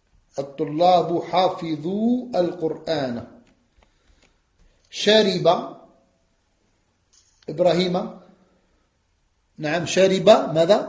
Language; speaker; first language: Arabic; non-native, fluent; French